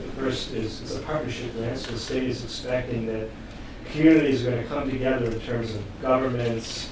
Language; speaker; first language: English; native; English